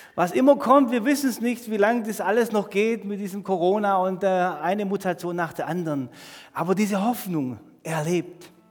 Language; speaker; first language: German; native; German